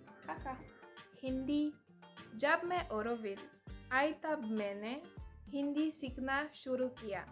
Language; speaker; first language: Hindi; non-native, learner; French